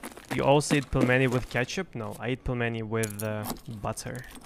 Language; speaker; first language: English; non-native, fluent; Russian